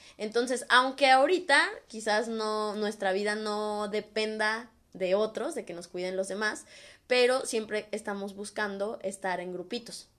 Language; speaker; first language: Spanish; native; Spanish